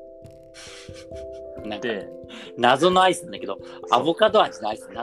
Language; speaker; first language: Japanese; native; Japanese